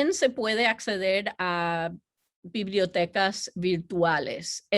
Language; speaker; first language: Spanish; non-native, fluent; English